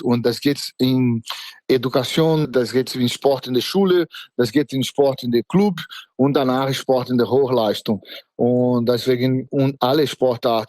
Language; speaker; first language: German; non-native, fluent; Portuguese